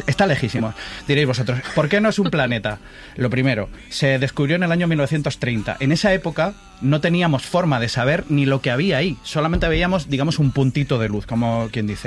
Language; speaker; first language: Spanish; native; Spanish